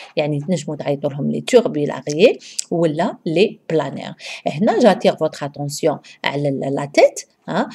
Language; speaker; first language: French; non-native, local second language; Arabic